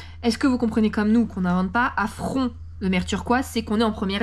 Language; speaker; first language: French; native; French